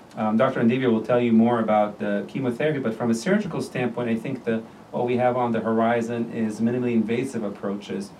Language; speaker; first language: English; non-native, fluent; Arabic